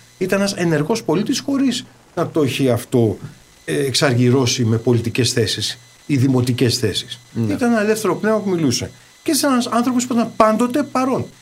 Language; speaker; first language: Greek; early bilingual, heritage; Greek